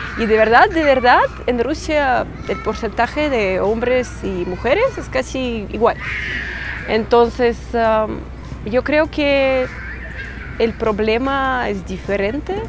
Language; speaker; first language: Spanish; non-native, fluent; Russian